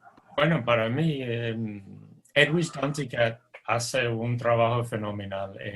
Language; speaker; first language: Spanish; non-native, fluent; English